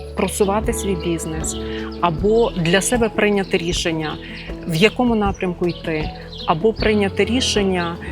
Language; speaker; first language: Ukrainian; native; Ukrainian